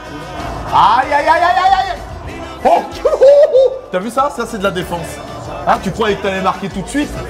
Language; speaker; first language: French; native; French